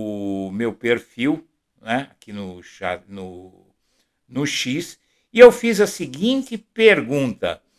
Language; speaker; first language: Portuguese; native; Portuguese